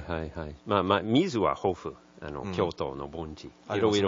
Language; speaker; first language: Japanese; non-native, learner; English